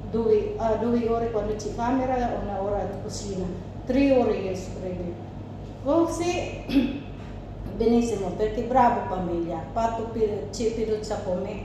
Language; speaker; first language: Italian; non-native, learner; Filipino